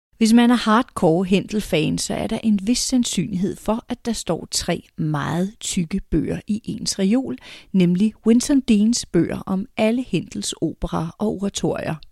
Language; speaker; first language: Danish; native; Danish